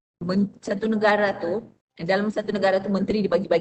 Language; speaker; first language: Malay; non-native, local second language; Buginese